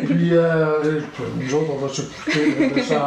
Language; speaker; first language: French; native; French